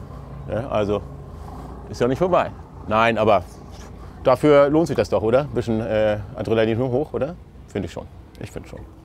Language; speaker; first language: German; native; German